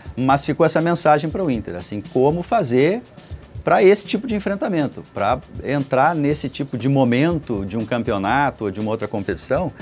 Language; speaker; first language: Portuguese; native; Portuguese